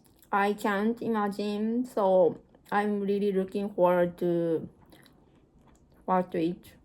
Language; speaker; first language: English; non-native, learner; Japanese